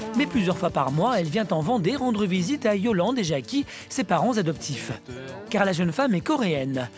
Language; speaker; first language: French; native; French